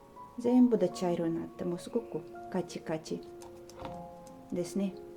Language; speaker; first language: Japanese; non-native, learner; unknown